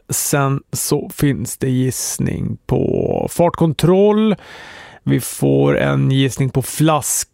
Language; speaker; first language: Swedish; native; Swedish